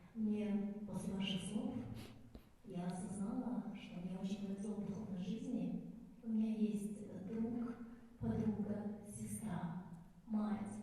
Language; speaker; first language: Russian; native; Russian